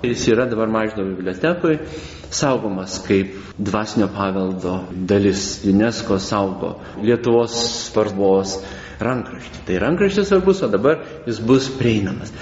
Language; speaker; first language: Lithuanian; native; Lithuanian